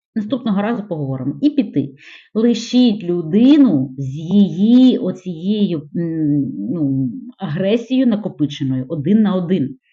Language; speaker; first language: Ukrainian; non-native, local second language; Russian